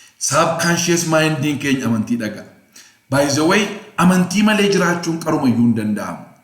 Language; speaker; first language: Oromo; non-native, local second language; Amharic